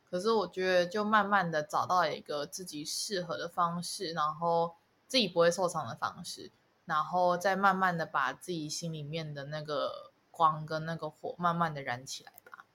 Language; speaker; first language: Chinese; native; Chinese